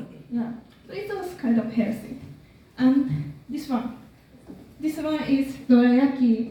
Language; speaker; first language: English; non-native, learner; Japanese